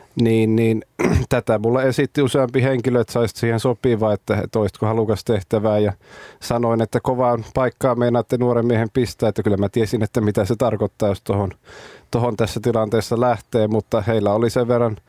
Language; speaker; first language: Finnish; native; Finnish